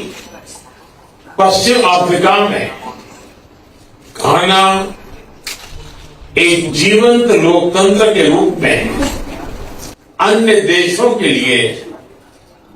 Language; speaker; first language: Hindi; non-native, local second language; Gujarati